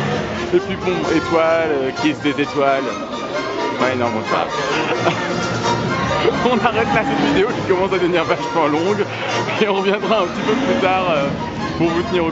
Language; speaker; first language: French; native; French